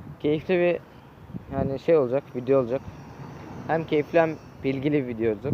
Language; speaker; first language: Turkish; native; Turkish